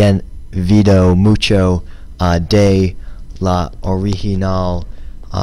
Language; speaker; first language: Spanish; non-native, learner; English